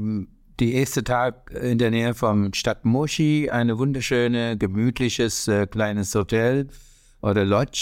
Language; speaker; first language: German; non-native, fluent; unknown